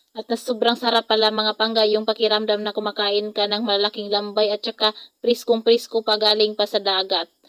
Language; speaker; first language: Filipino; non-native, local second language; Hiligaynon